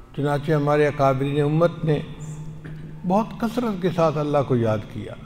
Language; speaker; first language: Urdu; non-native, local second language; Punjabi